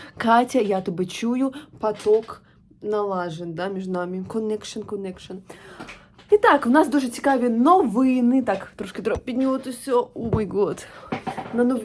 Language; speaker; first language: Ukrainian; non-native, local second language; Russian